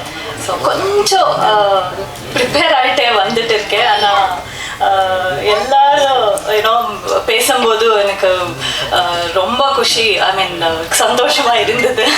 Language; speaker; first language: Tamil; non-native, learner; Kannada